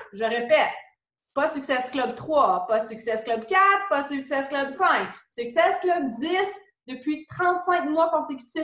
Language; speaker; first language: French; native; French